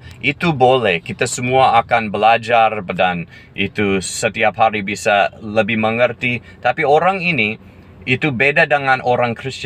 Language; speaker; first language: Indonesian; non-native, fluent; English